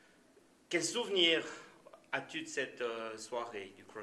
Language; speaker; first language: French; native; French